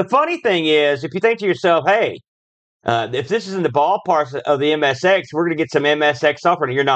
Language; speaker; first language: English; native; English